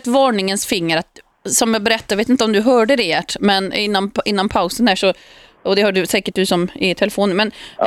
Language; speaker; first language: Swedish; native; Swedish